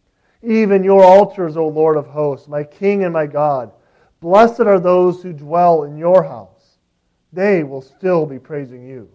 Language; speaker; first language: English; native; English